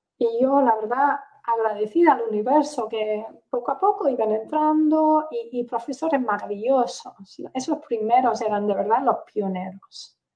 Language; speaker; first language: Spanish; non-native, fluent; English